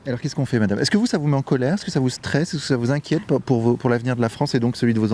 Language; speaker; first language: French; native; French